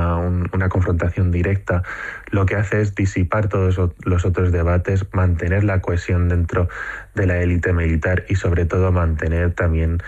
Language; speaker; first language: Spanish; native; Spanish